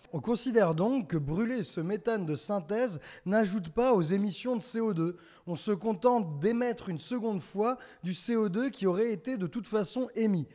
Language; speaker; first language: French; native; French